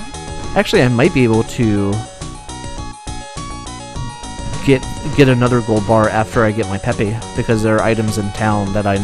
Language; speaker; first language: English; native; English